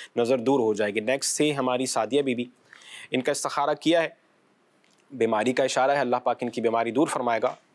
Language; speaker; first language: Urdu; non-native, local second language; Punjabi